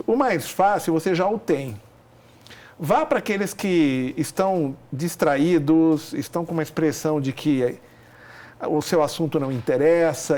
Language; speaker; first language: Portuguese; native; Portuguese